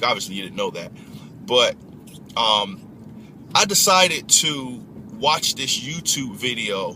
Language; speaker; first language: English; native; English